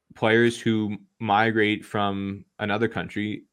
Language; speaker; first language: English; native; English